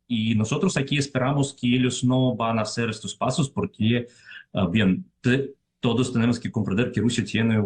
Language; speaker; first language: Spanish; non-native, fluent; Russian